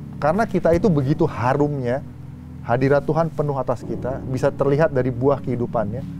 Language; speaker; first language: Indonesian; native; Indonesian